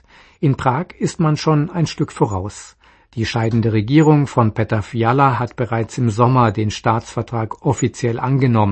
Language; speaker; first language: German; native; German